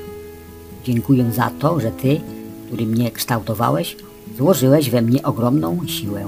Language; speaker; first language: Polish; native; Polish